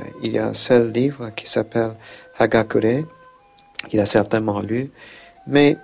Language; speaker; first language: French; non-native, fluent; English